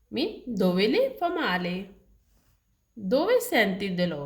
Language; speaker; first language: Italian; non-native, learner; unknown